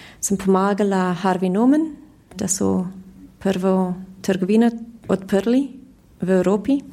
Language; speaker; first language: Slovenian; early bilingual, heritage; Slovenian